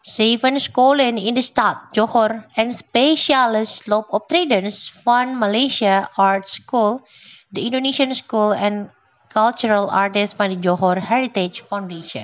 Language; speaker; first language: Dutch; non-native, fluent; Indonesian